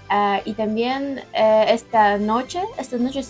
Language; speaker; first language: Spanish; non-native, learner; Ukrainian